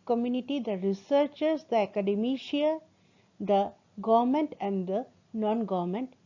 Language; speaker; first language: English; non-native, local second language; Assamese